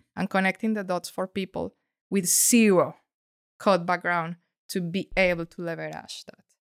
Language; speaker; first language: English; non-native, fluent; Spanish